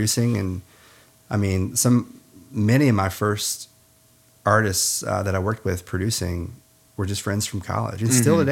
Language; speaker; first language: English; native; English